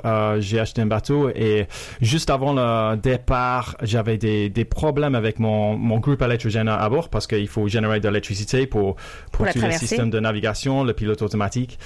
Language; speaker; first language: French; non-native, fluent; English